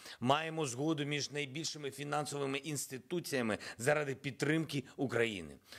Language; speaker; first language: Ukrainian; non-native, local second language; Russian